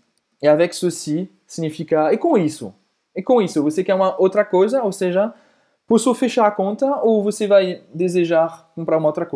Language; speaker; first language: Portuguese; non-native, fluent; French